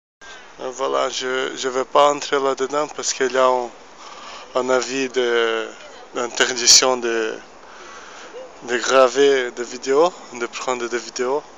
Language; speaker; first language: French; non-native, fluent; Portuguese